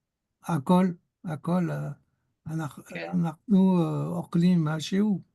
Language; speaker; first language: Hebrew; non-native, learner; French